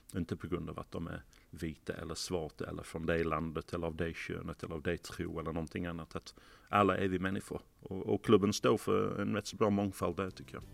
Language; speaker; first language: Swedish; non-native, fluent; English